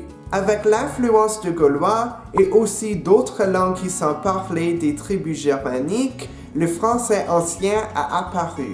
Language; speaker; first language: French; non-native, local second language; English